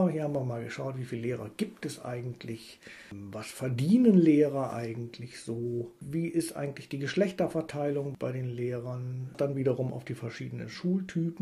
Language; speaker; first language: German; native; German